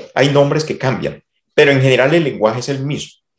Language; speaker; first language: Spanish; native; Spanish